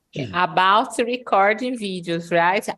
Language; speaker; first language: English; non-native, fluent; Portuguese